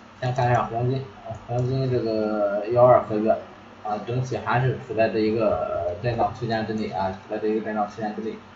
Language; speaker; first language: Chinese; native; Chinese